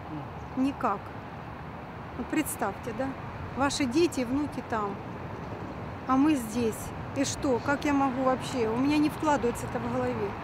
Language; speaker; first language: Russian; native; Russian